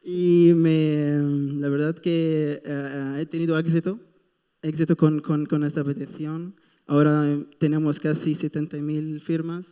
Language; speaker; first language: Spanish; non-native, fluent; Arabic